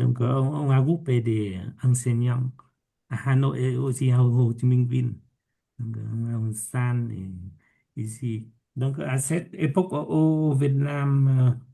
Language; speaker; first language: French; non-native, learner; Vietnamese